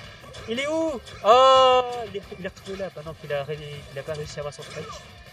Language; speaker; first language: French; native; French